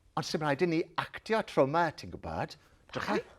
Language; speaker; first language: Welsh; native; Welsh